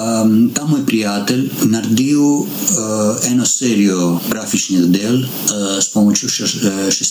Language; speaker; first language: Slovenian; non-native, learner; Armenian